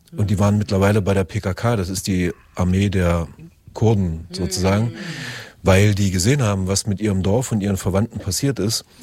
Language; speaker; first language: German; native; German